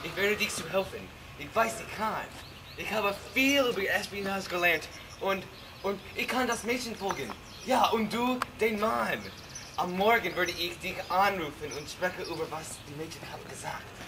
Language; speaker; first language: German; non-native, learner; English